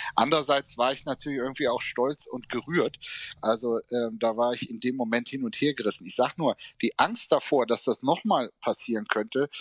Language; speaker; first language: German; native; German